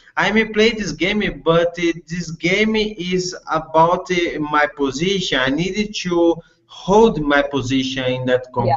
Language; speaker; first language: English; non-native, learner; Portuguese